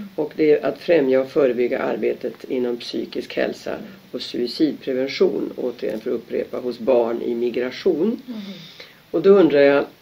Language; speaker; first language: Swedish; native; Swedish